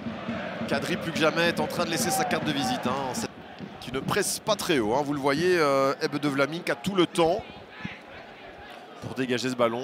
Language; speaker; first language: French; native; French